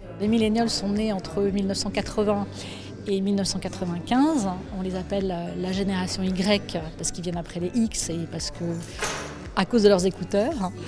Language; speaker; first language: French; native; French